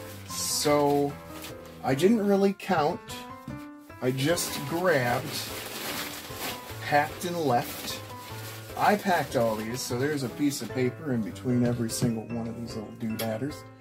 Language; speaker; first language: English; native; English